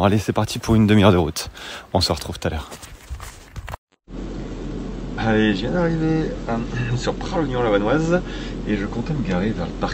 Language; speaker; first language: French; native; French